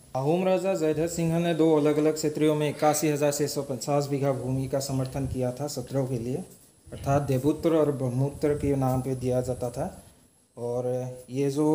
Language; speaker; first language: Hindi; non-native, local second language; Assamese